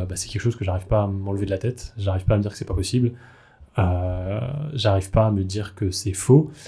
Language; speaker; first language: French; native; French